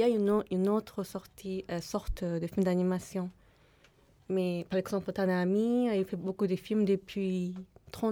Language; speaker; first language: French; non-native, fluent; Japanese